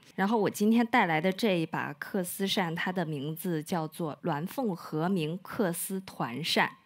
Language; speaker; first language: Chinese; native; Chinese